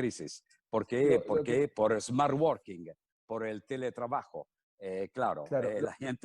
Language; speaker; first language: Spanish; non-native, fluent; Italian